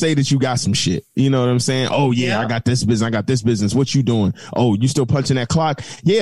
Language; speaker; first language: English; native; English